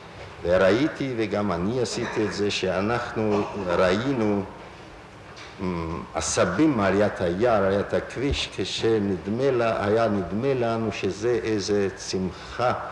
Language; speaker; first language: Hebrew; non-native, fluent; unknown